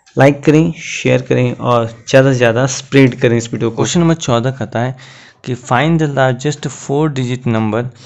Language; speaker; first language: Hindi; native; Hindi